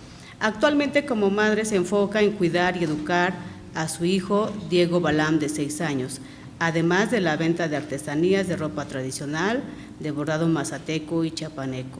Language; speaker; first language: Spanish; non-native, local second language; Mixtepec Mixtec